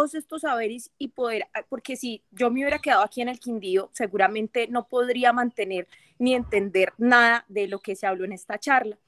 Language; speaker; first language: Spanish; native; Spanish